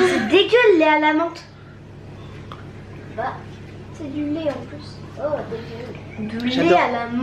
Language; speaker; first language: French; native; French